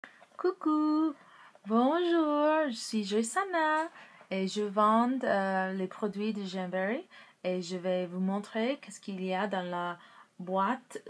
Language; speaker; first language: French; non-native, local second language; English